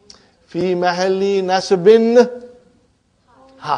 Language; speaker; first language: Arabic; non-native, fluent; English